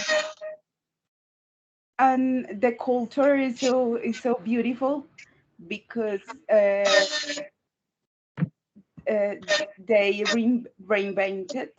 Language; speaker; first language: English; non-native, learner; Spanish